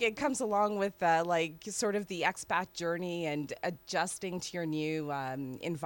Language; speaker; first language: English; native; English